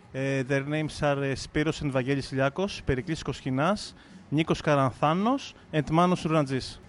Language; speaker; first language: English; non-native, fluent; Greek